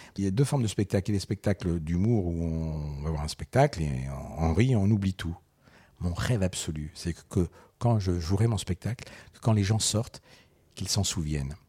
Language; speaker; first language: French; early bilingual, other home language; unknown